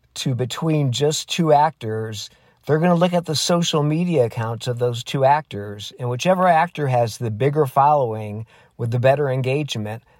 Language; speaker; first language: English; native; English